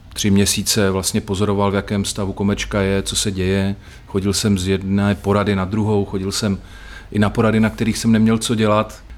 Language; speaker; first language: Czech; native; Czech